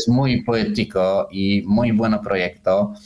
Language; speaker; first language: Spanish; non-native, fluent; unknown